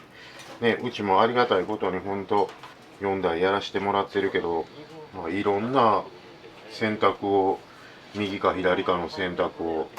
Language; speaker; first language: Japanese; native; Japanese